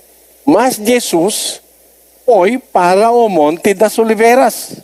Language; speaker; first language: Portuguese; non-native, learner; Filipino